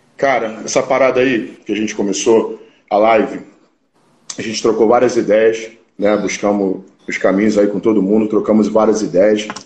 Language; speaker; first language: Portuguese; native; Portuguese